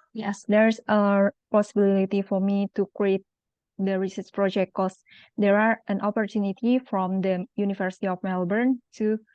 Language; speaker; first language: English; non-native, local second language; Indonesian